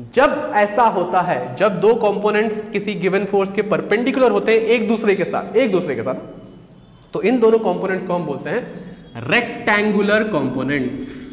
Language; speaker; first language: Hindi; native; Hindi